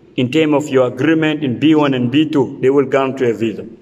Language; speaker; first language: English; non-native, fluent; French